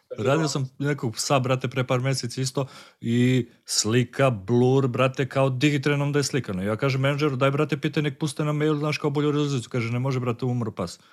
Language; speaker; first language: Serbian; native; Serbian